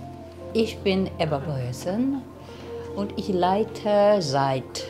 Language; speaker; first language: German; non-native, fluent; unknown